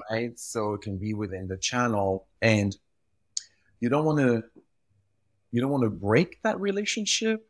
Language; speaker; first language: English; early bilingual, other home language; French